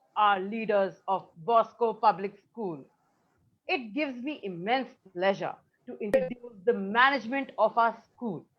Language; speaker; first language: English; non-native, local second language; Hindi